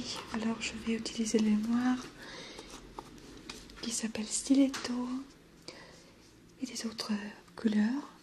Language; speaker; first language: French; non-native, fluent; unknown